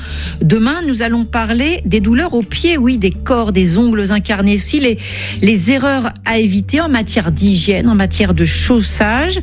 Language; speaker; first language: French; native; French